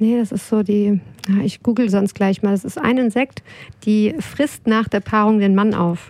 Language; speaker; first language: German; native; German